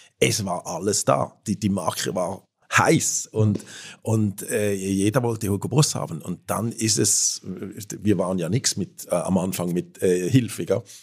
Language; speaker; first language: German; native; German